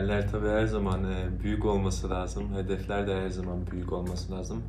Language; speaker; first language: Turkish; early bilingual, heritage; Turkish